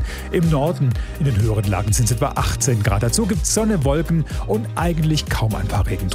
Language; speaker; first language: German; native; German